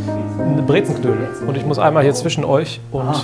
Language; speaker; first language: German; native; German